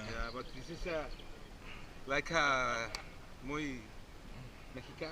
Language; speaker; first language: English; non-native, learner; Spanish